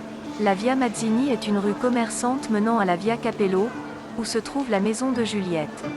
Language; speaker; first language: French; native; French